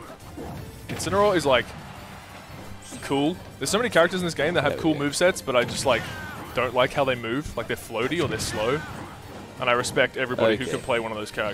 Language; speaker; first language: English; native; English